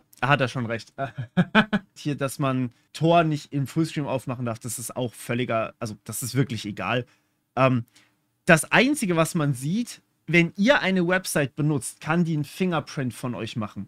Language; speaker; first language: German; native; German